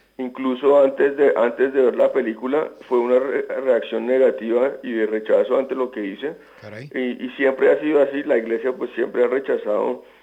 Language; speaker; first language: Spanish; non-native, fluent; Greek